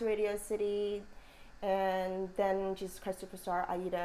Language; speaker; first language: English; native; English